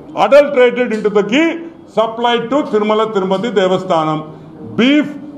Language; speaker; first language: English; non-native, local second language; Telugu